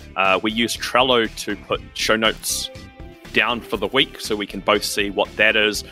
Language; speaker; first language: English; native; English